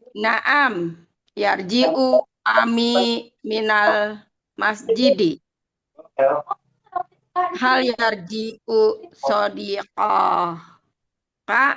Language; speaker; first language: Arabic; non-native, learner; Indonesian